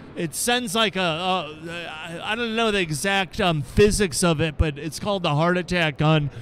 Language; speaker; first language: English; native; English